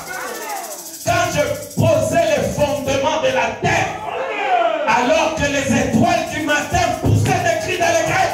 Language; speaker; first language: French; non-native, local second language; Lingala